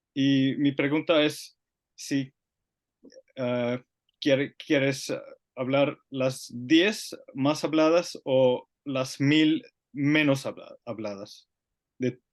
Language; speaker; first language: Spanish; non-native, learner; Finnish